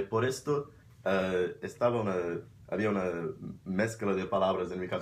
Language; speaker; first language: Spanish; non-native, fluent; Portuguese